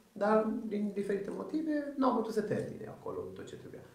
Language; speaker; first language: Romanian; early bilingual, other home language; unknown